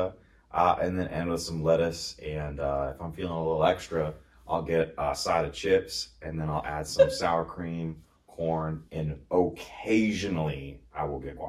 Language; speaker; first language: English; native; English